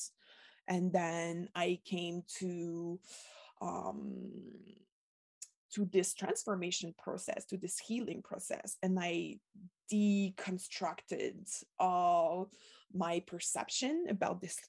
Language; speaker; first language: English; non-native, fluent; French